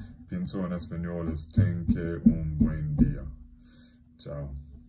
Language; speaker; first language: Spanish; non-native, learner; English